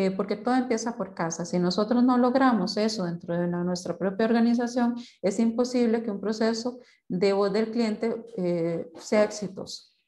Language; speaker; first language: Spanish; native; Spanish